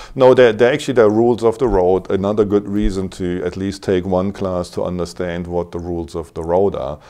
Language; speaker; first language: English; non-native, fluent; German